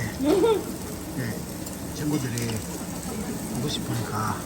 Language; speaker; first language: Korean; non-native, learner; Tibetan